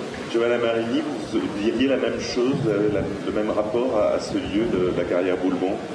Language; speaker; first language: French; native; French